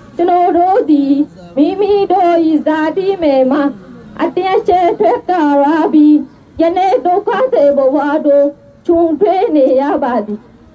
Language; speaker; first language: Burmese; non-native, local second language; Rohingya